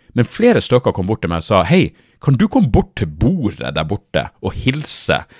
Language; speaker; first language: Norwegian; native; Norwegian